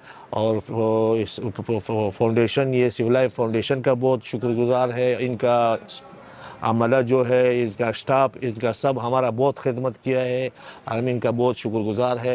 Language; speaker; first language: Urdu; non-native, fluent; Pashto